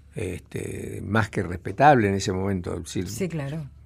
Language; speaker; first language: Spanish; native; Spanish